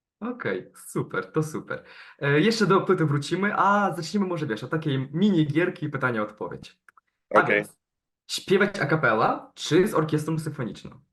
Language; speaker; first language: Polish; native; Polish